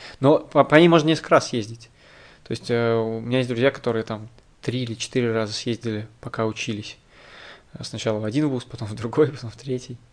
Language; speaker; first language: Russian; native; Russian